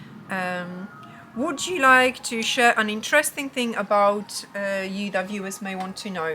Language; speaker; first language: English; non-native, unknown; Polish